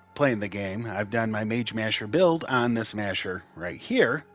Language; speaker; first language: English; native; English